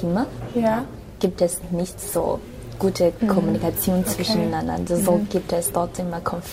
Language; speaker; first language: German; non-native, learner; Chinese